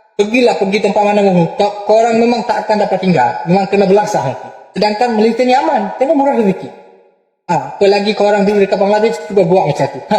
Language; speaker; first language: Malay; non-native, fluent; Bangla